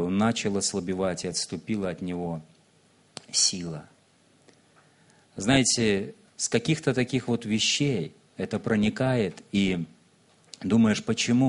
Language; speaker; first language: Russian; native; Russian